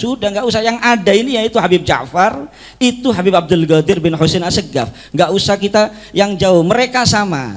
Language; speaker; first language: Indonesian; native; Indonesian